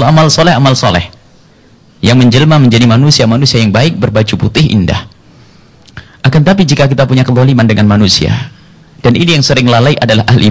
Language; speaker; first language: Indonesian; native; Indonesian